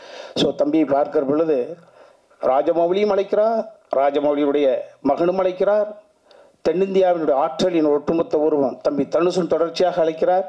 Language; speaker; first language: Tamil; native; Tamil